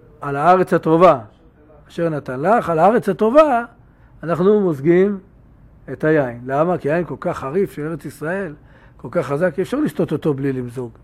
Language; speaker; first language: Hebrew; native; Hebrew